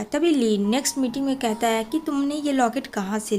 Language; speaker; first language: Hindi; native; Hindi